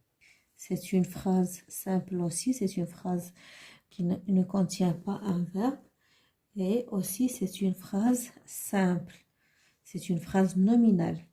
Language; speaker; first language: French; non-native, learner; Arabic